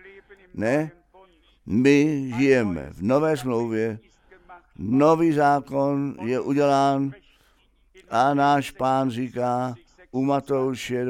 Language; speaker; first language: Czech; non-native, fluent; German